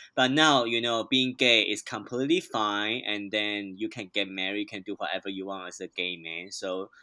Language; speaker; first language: English; non-native, fluent; Chinese